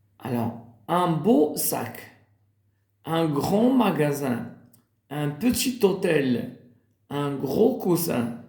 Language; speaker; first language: French; non-native, local second language; Arabic